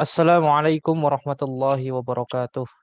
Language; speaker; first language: Indonesian; native; Indonesian